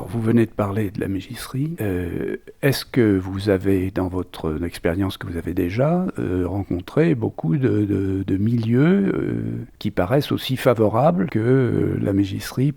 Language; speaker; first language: French; native; French